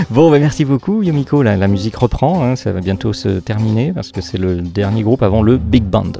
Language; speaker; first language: French; native; French